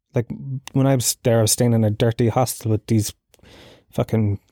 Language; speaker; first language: English; native; English